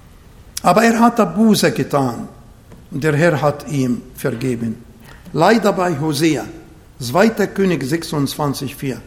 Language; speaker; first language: German; non-native, fluent; Arabic